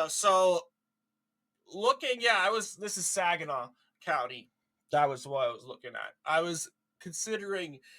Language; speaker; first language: English; native; English